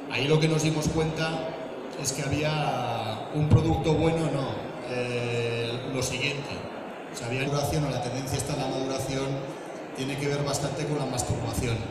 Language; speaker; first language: Spanish; native; Spanish